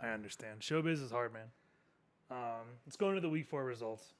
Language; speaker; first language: English; native; English